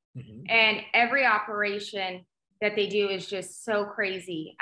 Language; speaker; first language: English; native; English